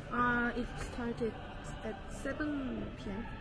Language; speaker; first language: English; non-native, learner; Korean